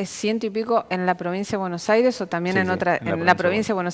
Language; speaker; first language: Spanish; native; Spanish